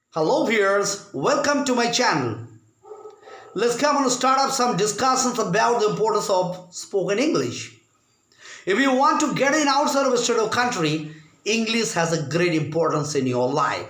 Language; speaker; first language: English; non-native, local second language; Bangla